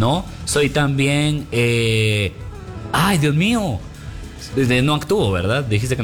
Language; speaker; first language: Spanish; native; Spanish